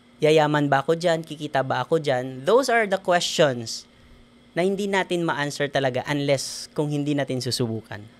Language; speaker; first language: Filipino; non-native, local second language; Hiligaynon